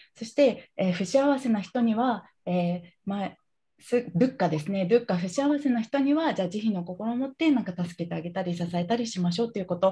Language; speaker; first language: Japanese; native; Japanese